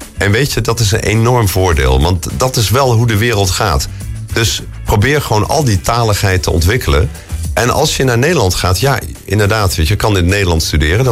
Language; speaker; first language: Dutch; native; Dutch